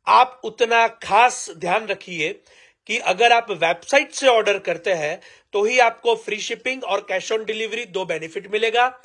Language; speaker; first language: Hindi; non-native, local second language; Gujarati